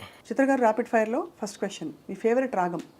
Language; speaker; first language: Telugu; native; Telugu